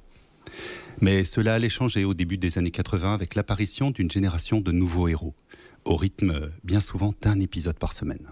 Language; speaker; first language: French; native; French